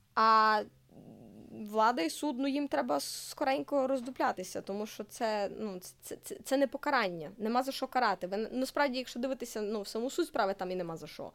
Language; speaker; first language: Ukrainian; native; Ukrainian